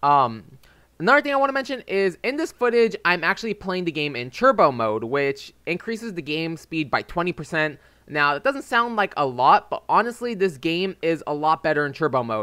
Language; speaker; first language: English; native; English